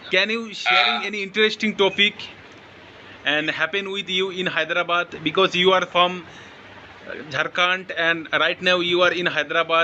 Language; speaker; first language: English; non-native, learner; Bangla